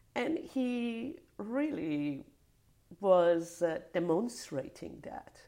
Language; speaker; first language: English; non-native, fluent; Persian